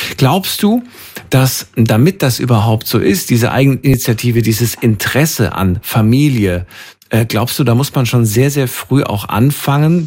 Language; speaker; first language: German; native; German